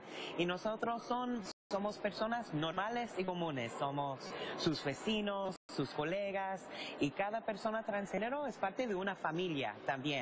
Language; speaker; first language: Spanish; early bilingual, heritage; English